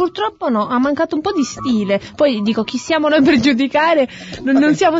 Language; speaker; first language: Italian; native; Italian